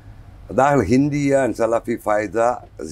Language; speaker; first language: Arabic; non-native, learner; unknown